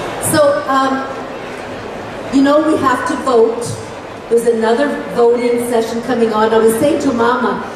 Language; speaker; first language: English; early bilingual, other home language; Ukrainian